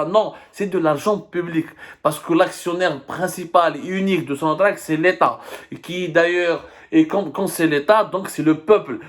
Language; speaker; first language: French; non-native, local second language; Arabic